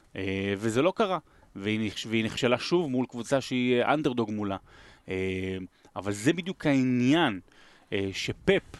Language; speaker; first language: Hebrew; native; Hebrew